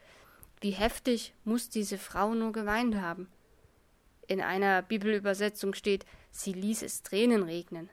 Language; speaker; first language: German; native; German